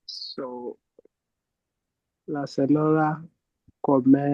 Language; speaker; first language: Spanish; non-native, learner; English